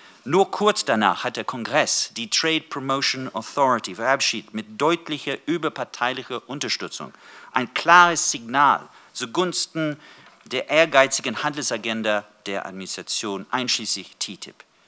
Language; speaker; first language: German; non-native, fluent; English